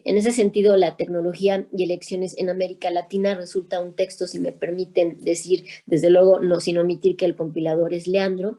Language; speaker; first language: Spanish; native; Spanish